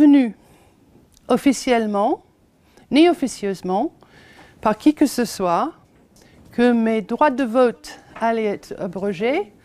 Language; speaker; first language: French; non-native, fluent; English